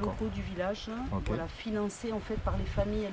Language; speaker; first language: French; native; French